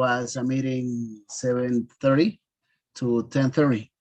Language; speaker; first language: English; non-native, learner; Spanish